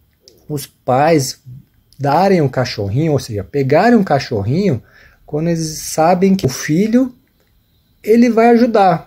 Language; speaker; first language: Portuguese; native; Portuguese